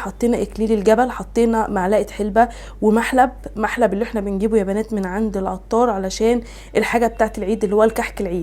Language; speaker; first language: Arabic; native; Arabic